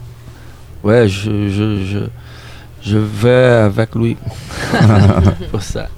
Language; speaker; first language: French; non-native, learner; Portuguese